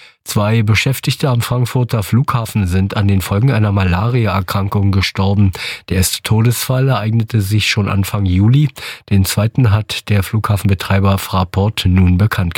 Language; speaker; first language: German; native; German